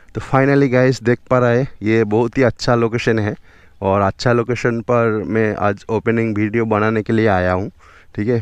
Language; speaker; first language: Hindi; non-native, local second language; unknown